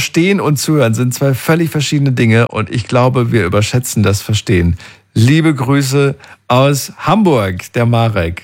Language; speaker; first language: German; native; German